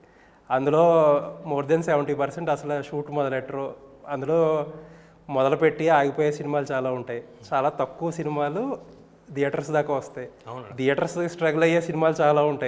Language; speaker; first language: Telugu; native; Telugu